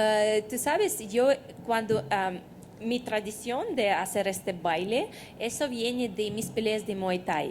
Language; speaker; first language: Spanish; non-native, fluent; Russian